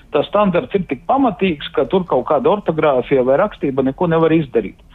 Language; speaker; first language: Latvian; native; Latvian